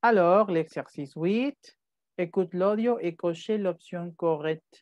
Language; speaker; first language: French; non-native, fluent; Spanish